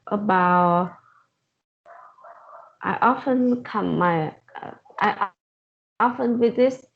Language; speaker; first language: English; non-native, learner; Vietnamese